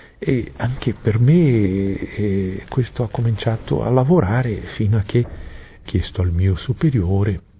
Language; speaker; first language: Italian; non-native, fluent; Portuguese